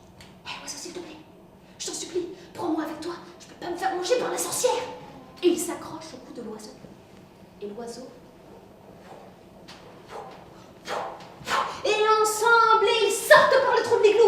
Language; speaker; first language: French; native; French